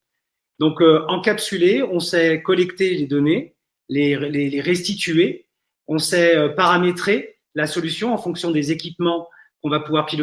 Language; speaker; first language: French; native; French